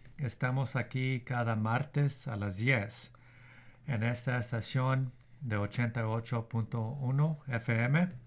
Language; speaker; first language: Spanish; early bilingual, heritage; Spanish